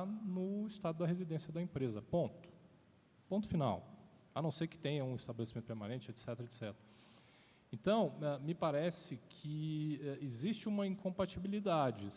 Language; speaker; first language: Portuguese; native; Portuguese